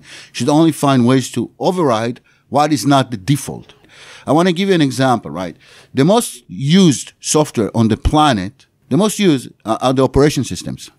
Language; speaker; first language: English; non-native, fluent; Hebrew